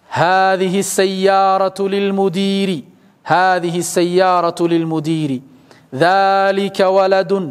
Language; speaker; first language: Arabic; non-native, fluent; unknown